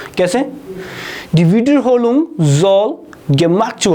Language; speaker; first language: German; non-native, fluent; Hindi